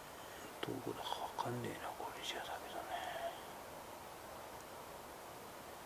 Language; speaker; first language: Japanese; native; Japanese